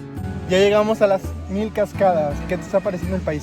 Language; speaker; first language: Spanish; native; Spanish